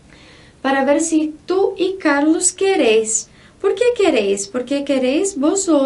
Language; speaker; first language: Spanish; non-native, fluent; Portuguese